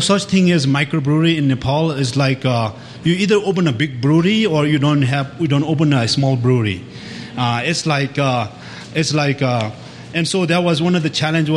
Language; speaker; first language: English; non-native, local second language; Sherpa